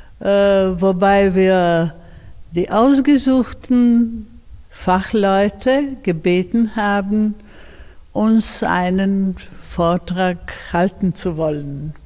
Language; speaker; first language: German; non-native, fluent; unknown